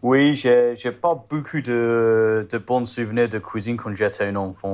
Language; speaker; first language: French; non-native, learner; English